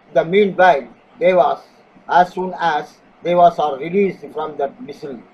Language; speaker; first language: English; non-native, local second language; Tamil